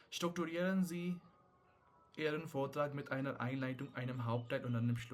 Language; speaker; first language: German; non-native, fluent; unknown